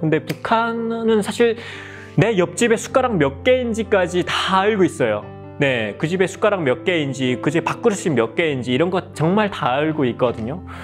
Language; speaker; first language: Korean; native; Korean